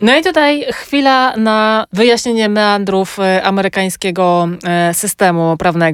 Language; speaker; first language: Polish; native; Polish